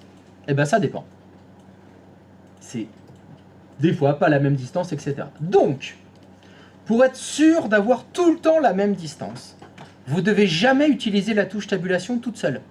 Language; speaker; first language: French; native; French